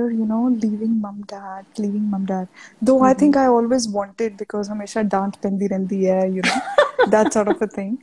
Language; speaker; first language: English; non-native, local second language; Punjabi